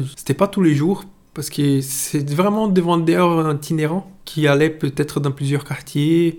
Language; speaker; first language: French; non-native, fluent; Portuguese